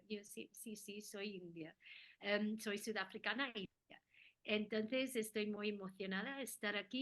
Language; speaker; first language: Spanish; non-native, fluent; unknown